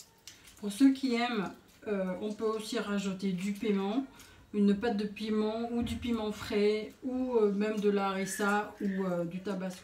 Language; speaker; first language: French; native; French